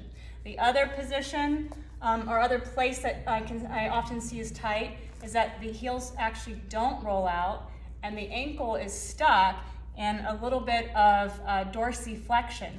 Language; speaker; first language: English; native; English